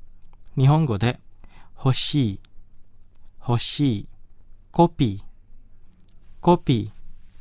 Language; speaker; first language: Japanese; non-native, fluent; Indonesian